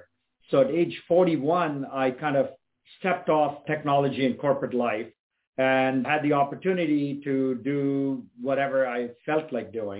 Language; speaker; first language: English; non-native, local second language; Tamil